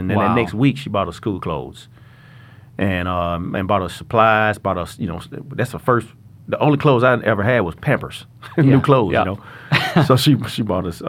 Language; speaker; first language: English; native; English